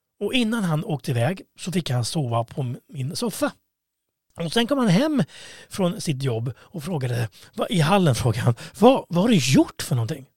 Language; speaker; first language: Swedish; native; Swedish